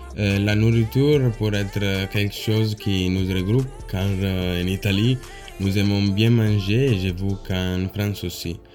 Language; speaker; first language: French; non-native, learner; Italian